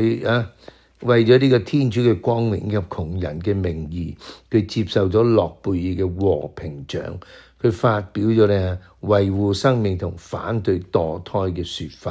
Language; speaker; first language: Chinese; non-native, local second language; Cantonese